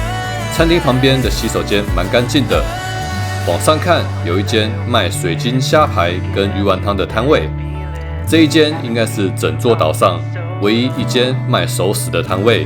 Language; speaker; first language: Chinese; native; Chinese